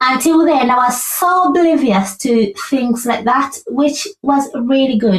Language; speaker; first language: English; non-native, local second language; Ganda